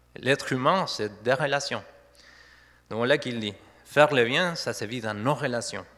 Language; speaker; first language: French; non-native, fluent; Spanish